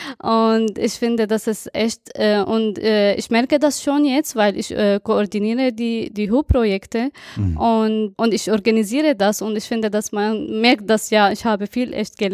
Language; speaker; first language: German; non-native, fluent; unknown